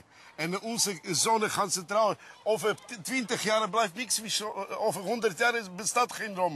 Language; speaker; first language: Dutch; non-native, learner; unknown